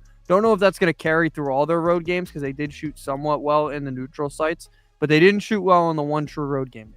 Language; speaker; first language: English; native; English